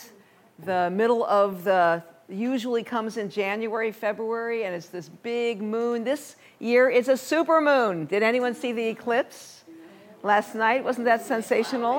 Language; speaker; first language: English; native; English